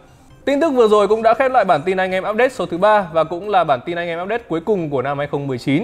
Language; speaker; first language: Vietnamese; native; Vietnamese